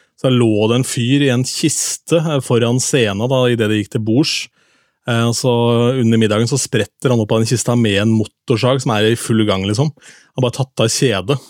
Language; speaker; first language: Norwegian; native; Norwegian